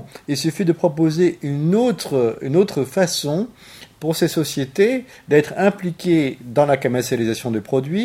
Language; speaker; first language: French; native; French